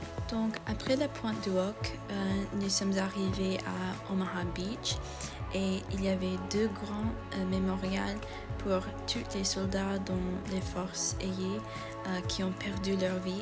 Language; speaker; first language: French; non-native, learner; English